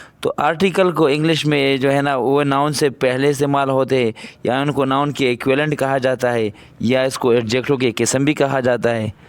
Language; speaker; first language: Urdu; non-native, local second language; Pashto